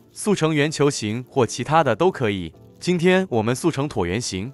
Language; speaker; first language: Chinese; native; Chinese